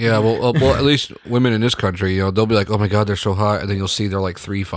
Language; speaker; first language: English; native; English